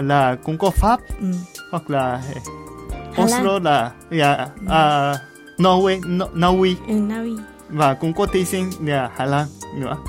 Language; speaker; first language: Vietnamese; non-native, fluent; Japanese